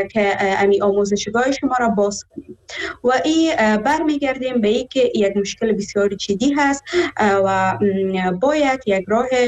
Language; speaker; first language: Persian; native; Persian